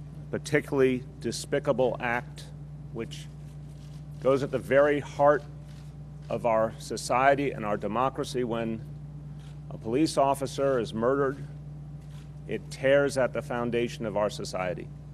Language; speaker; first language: English; native; English